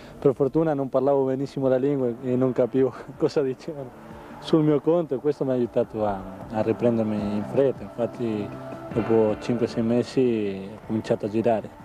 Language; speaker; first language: Italian; non-native, fluent; Spanish